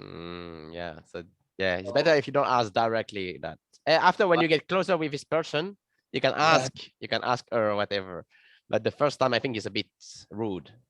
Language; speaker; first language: English; non-native, fluent; French